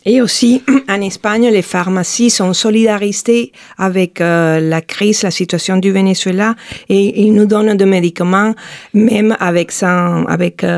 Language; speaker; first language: French; non-native, fluent; Spanish